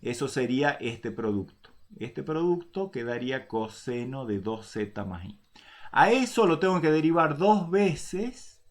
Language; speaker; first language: Spanish; native; Spanish